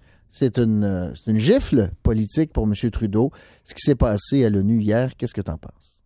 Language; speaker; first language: French; native; French